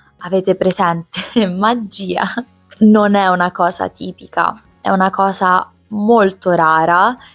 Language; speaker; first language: Italian; native; Italian